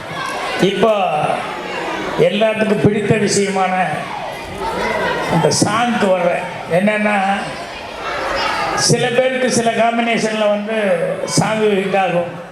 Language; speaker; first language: Tamil; native; Tamil